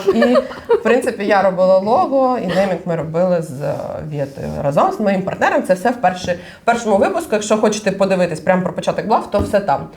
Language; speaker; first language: Ukrainian; non-native, local second language; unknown